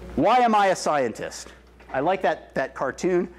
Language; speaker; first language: English; native; English